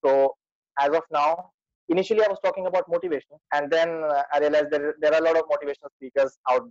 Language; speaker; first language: English; non-native, local second language; Hindi